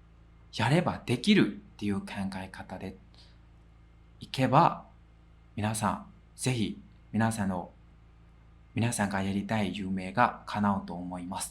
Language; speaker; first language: Japanese; non-native, fluent; Burmese